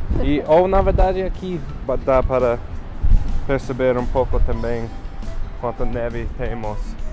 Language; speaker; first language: Portuguese; non-native, fluent; English